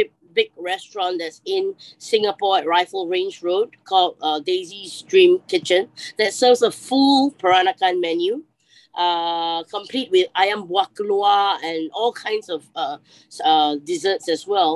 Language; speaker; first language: English; native; English